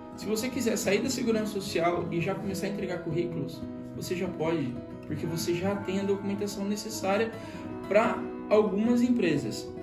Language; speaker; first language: Portuguese; native; Portuguese